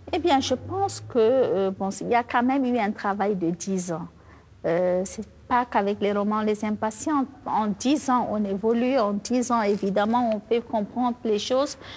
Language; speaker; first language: French; non-native, local second language; Fula